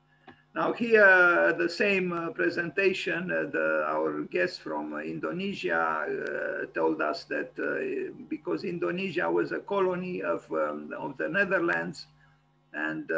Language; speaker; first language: English; non-native, fluent; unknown